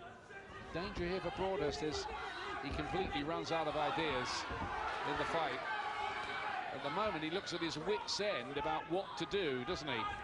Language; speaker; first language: English; native; English